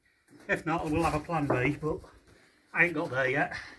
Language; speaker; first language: English; native; English